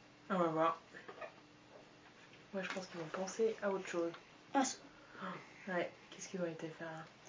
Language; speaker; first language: French; native; French